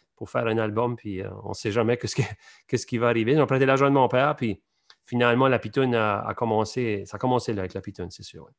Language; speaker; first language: French; native; French